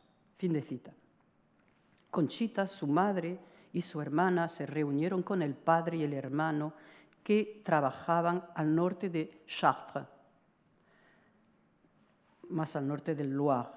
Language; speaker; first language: Spanish; non-native, fluent; French